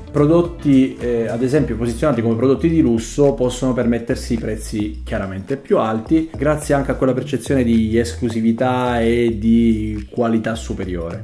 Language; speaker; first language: Italian; native; Italian